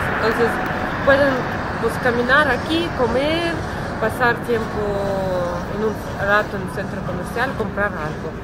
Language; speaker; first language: Spanish; non-native, learner; Russian